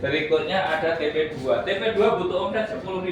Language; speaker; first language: Indonesian; native; Indonesian